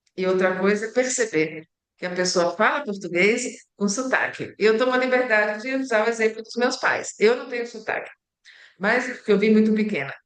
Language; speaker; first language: Portuguese; early bilingual, other home language; Italian